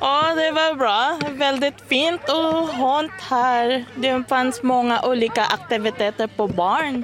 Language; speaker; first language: Swedish; non-native, learner; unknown